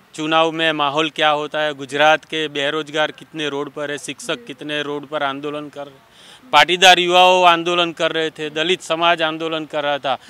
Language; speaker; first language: Hindi; non-native, local second language; Gujarati